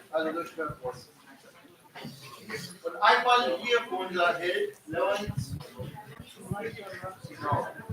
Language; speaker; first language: German; non-native, fluent; Arabic